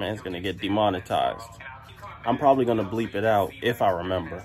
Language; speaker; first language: English; native; English